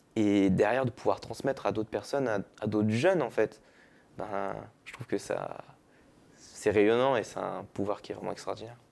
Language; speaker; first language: French; native; French